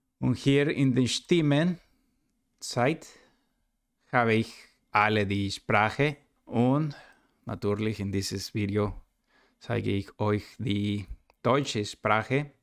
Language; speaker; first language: German; non-native, learner; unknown